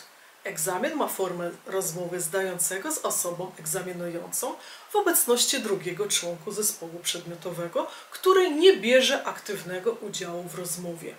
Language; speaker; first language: Polish; native; Polish